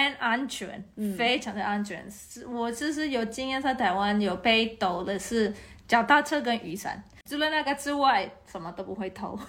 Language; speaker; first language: Chinese; non-native, fluent; Spanish